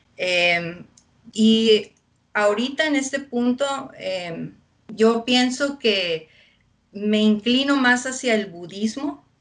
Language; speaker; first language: Spanish; early bilingual, heritage; Spanish